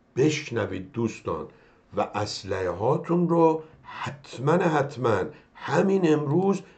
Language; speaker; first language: Persian; native; Persian